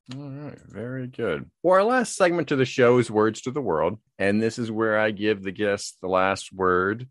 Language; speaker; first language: English; native; English